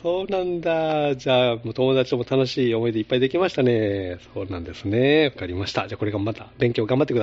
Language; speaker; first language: Japanese; native; Japanese